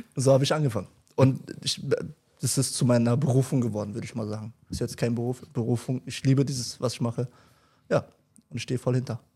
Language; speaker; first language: German; early bilingual, other home language; Turkish